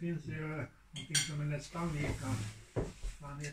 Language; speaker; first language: Swedish; native; Swedish